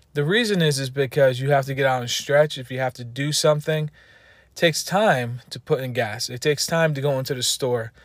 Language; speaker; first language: English; native; English